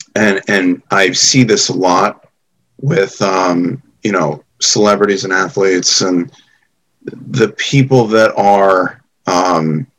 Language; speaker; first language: English; native; English